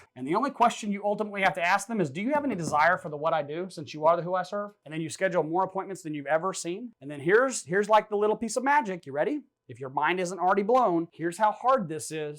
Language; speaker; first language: English; native; English